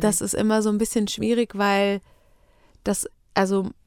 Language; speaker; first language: German; native; German